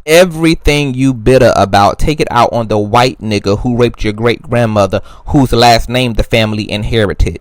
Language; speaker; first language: English; native; English